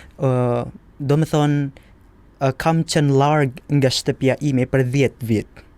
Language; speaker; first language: Albanian; non-native, learner; Indonesian